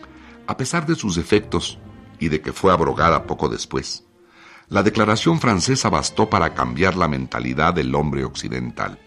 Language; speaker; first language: Spanish; native; Spanish